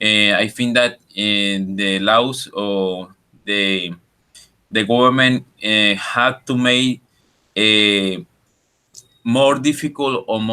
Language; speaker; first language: English; non-native, learner; Spanish